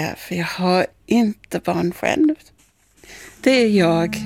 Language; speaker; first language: Swedish; non-native, fluent; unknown